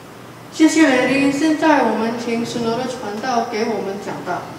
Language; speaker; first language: Chinese; non-native, learner; Indonesian